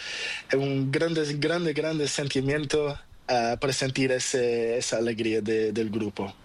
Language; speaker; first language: Spanish; non-native, learner; Portuguese